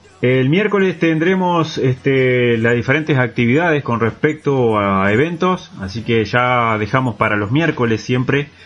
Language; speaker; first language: Spanish; native; Spanish